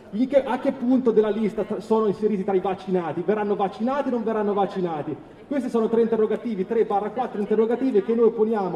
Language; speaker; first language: Italian; native; Italian